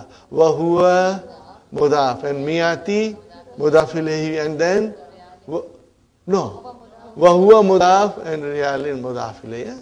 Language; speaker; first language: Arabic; non-native, fluent; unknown